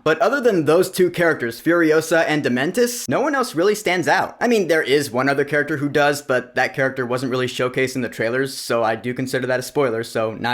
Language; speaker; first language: English; native; English